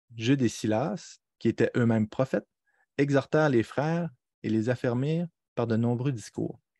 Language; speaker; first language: French; native; French